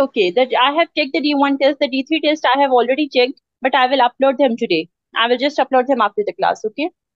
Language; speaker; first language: English; non-native, local second language; Urdu